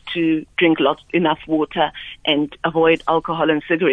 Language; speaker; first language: English; non-native, local second language; Southern Sotho